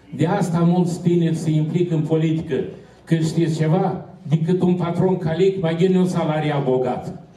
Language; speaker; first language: Romanian; native; Romanian